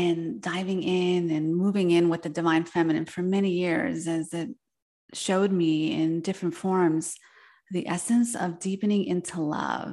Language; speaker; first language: English; early bilingual, other home language; Spanish